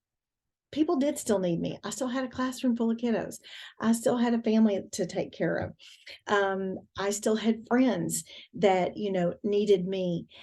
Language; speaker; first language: English; native; English